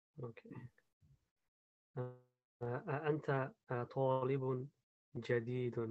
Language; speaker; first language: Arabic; non-native, learner; English